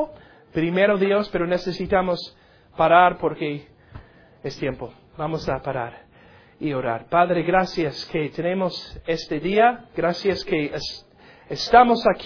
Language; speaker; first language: Spanish; non-native, learner; English